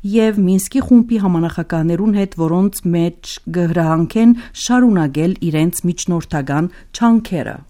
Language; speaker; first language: Armenian; early bilingual, heritage; Armenian